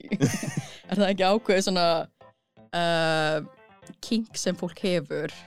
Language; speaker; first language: Icelandic; native; Icelandic